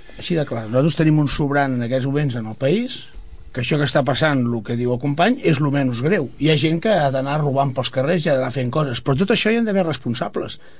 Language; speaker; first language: Catalan; non-native, local second language; Spanish